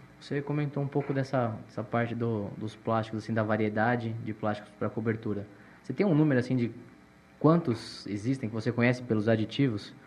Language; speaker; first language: Portuguese; native; Portuguese